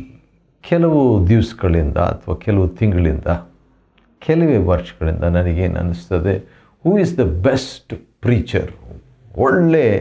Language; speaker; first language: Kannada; native; Kannada